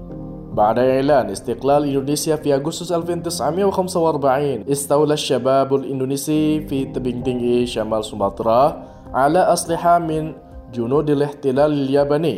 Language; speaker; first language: Arabic; non-native, fluent; Indonesian